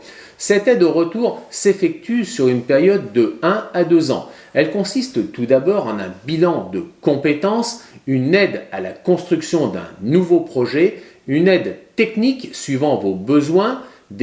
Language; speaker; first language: French; native; French